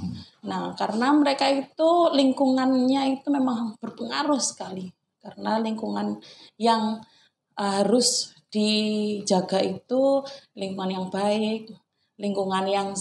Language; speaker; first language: Indonesian; non-native, local second language; Javanese